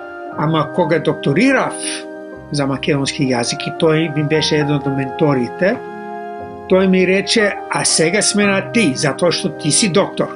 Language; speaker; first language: Macedonian; non-native, fluent; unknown